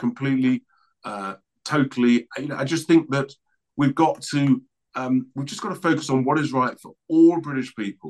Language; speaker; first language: English; native; English